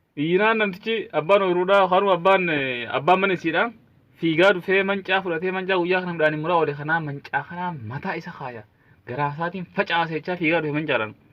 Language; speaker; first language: Oromo; native; Oromo